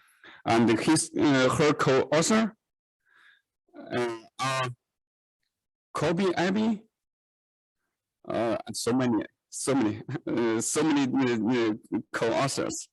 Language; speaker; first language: English; non-native, learner; Chinese